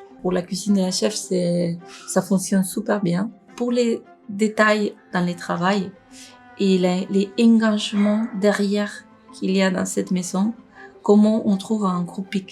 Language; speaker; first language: French; non-native, fluent; Spanish